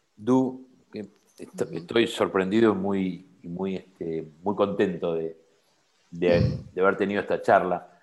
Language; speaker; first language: Spanish; native; Spanish